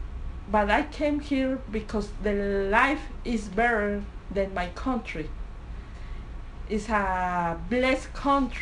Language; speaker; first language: English; non-native, learner; Spanish